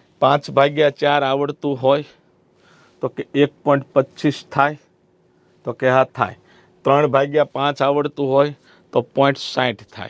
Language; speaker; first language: Gujarati; native; Gujarati